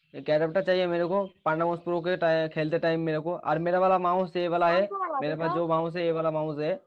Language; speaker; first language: Hindi; non-native, local second language; Bangla